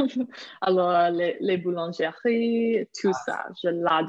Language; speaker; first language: French; non-native, fluent; English